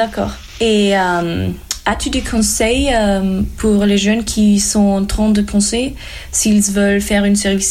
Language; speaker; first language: French; non-native, learner; German